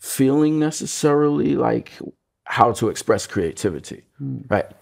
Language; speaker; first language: English; native; English